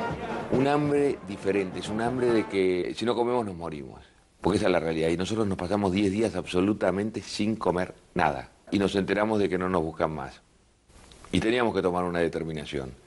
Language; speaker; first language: Spanish; native; Spanish